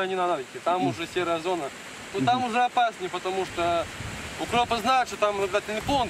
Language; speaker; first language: Russian; native; Russian